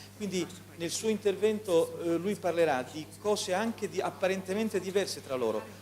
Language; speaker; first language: Italian; native; Italian